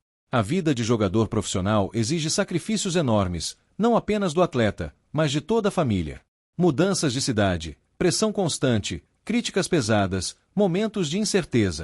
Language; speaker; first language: Portuguese; native; Portuguese